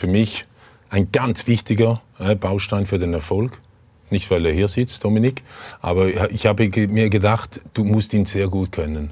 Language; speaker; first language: German; native; German